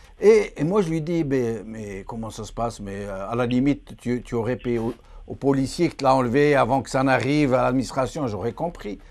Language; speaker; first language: French; non-native, local second language; Arabic